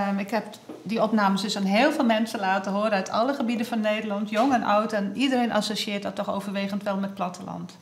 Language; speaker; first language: Dutch; native; Dutch